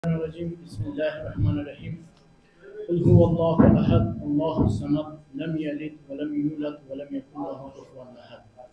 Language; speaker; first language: Urdu; non-native, fluent; Pashto